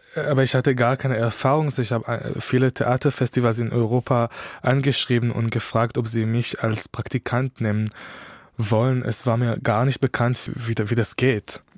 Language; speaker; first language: German; non-native, fluent; Hebrew